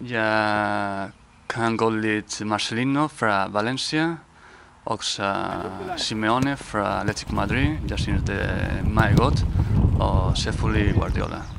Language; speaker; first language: Danish; non-native, learner; Spanish